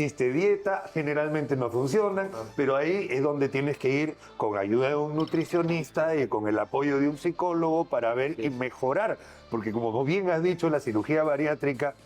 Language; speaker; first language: Spanish; native; Spanish